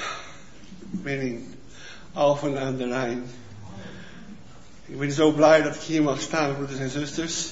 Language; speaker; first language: Dutch; non-native, fluent; Portuguese